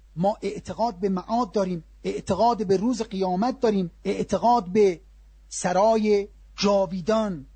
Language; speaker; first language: Persian; native; Persian